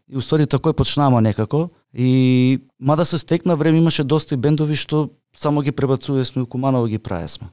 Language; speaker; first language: Macedonian; native; Macedonian